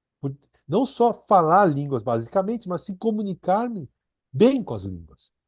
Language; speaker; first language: Portuguese; early bilingual, other home language; Korean